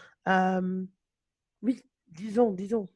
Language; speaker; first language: French; non-native, learner; English